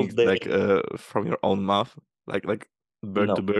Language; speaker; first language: English; non-native, fluent; Polish